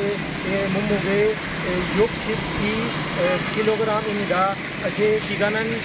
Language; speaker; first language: Korean; non-native, learner; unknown